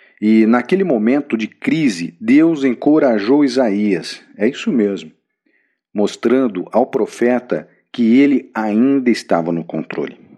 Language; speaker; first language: Portuguese; native; Portuguese